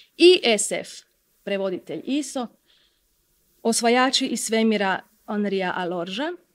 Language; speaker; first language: Croatian; native; Croatian